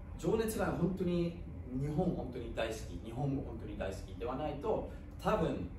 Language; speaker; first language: Japanese; non-native, fluent; German